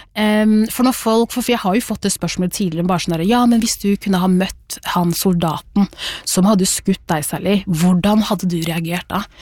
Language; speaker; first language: Norwegian; early bilingual, other home language; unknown